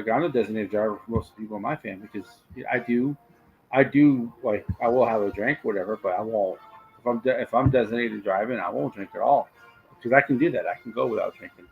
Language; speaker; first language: English; native; English